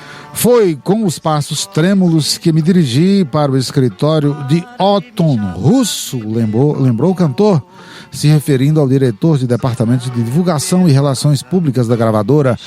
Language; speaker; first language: Portuguese; native; Portuguese